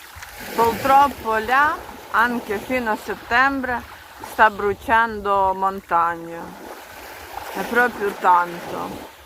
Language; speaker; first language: Italian; non-native, learner; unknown